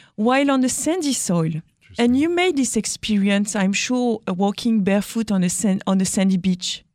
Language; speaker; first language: English; non-native, fluent; French